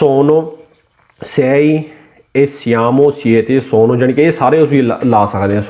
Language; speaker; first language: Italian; non-native, learner; Punjabi